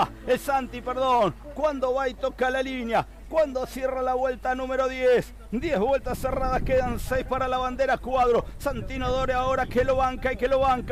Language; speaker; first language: Spanish; native; Spanish